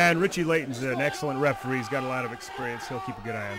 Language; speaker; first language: English; native; English